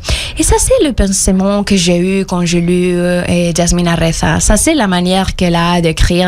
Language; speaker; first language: French; non-native, fluent; Spanish